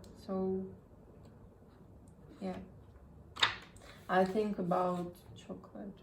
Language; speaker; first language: English; non-native, learner; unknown